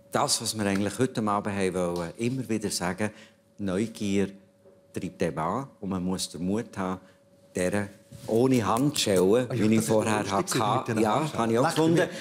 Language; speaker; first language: German; native; German